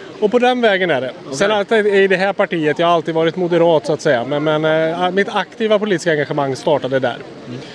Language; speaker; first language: Swedish; native; Swedish